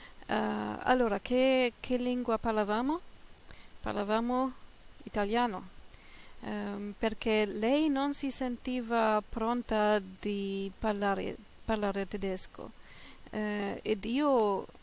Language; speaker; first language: Italian; non-native, fluent; German